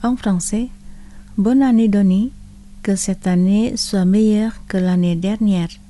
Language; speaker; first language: French; non-native, fluent; Indonesian